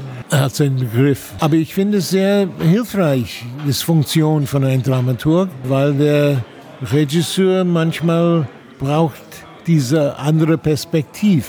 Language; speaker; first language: German; non-native, fluent; English